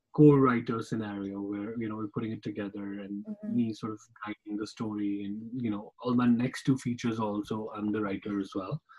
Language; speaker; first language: English; non-native, local second language; Kashmiri